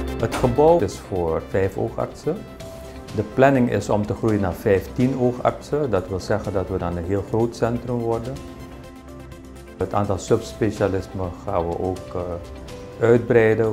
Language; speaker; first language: Dutch; native; Dutch